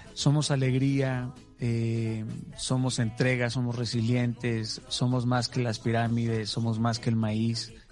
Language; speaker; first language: Spanish; native; Spanish